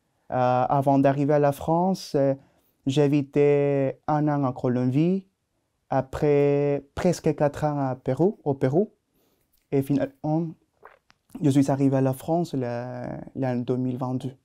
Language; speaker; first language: French; non-native, learner; Spanish